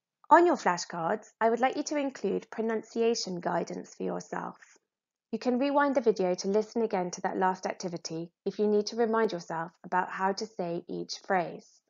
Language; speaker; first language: English; native; English